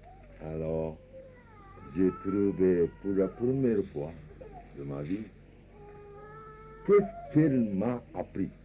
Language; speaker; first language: French; non-native, fluent; Japanese